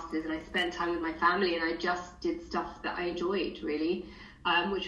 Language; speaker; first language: English; native; English